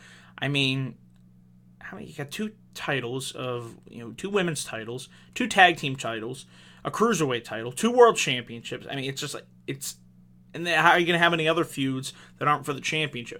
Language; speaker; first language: English; native; English